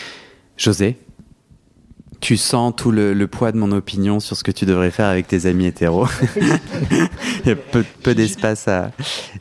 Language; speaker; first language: French; native; French